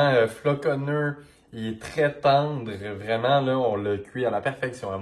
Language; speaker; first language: French; native; French